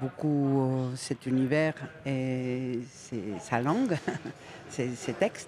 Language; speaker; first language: French; non-native, fluent; Spanish